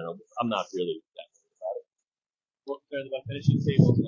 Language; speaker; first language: English; native; English